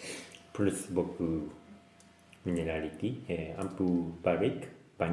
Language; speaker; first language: French; non-native, learner; Japanese